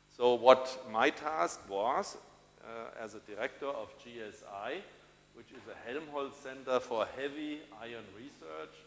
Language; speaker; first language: English; non-native, fluent; German